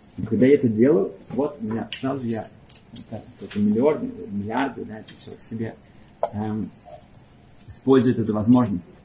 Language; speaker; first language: Russian; early bilingual, heritage; Russian